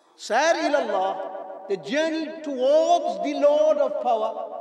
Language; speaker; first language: English; non-native, local second language; Urdu